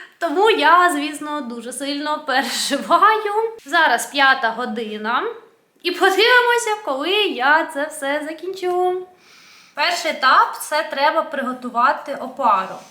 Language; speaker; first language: Ukrainian; native; Ukrainian